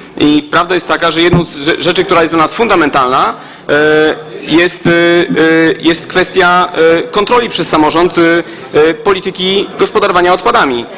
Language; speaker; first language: Polish; native; Polish